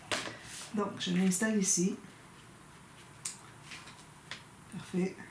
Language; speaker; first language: French; native; French